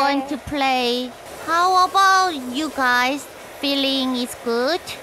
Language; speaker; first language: English; non-native, learner; Korean